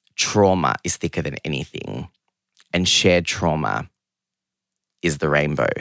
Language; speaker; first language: English; early bilingual, other home language; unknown